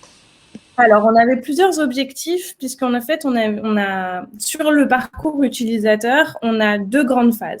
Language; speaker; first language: French; native; French